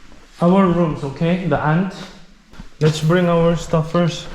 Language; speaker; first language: English; non-native, fluent; Korean